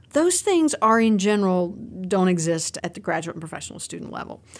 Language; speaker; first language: English; native; English